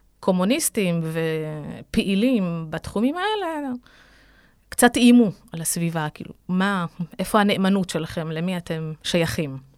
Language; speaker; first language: Hebrew; non-native, local second language; Arabic